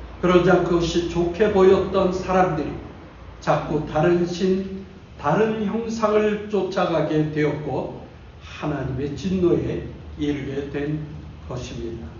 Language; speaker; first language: Korean; native; Korean